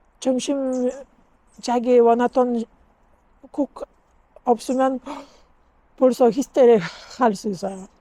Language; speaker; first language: Korean; non-native, learner; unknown